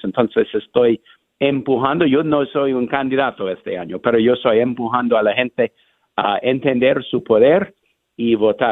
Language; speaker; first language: Spanish; non-native, fluent; English